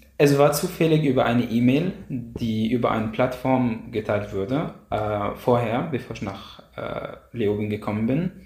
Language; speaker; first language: German; non-native, fluent; Arabic